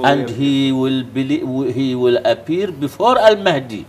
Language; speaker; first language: English; non-native, fluent; Arabic